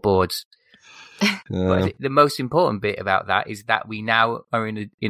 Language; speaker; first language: English; native; English